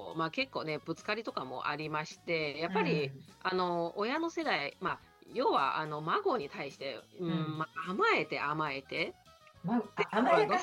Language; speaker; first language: Japanese; non-native, fluent; Chinese